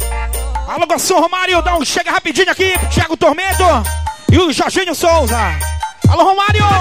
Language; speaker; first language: Portuguese; native; Portuguese